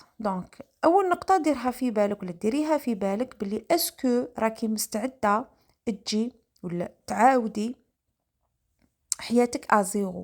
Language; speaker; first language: Arabic; native; Arabic